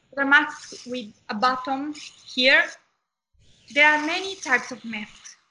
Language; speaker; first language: English; non-native, fluent; Italian